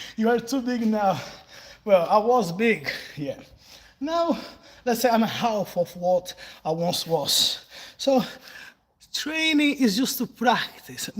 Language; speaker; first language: English; non-native, fluent; Portuguese